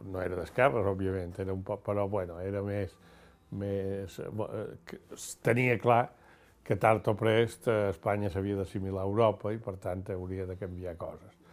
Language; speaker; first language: Catalan; native; Catalan